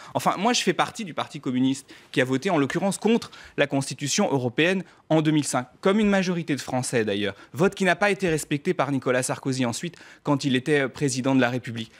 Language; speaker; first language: French; native; French